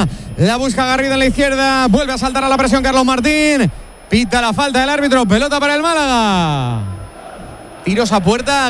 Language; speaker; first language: Spanish; native; Spanish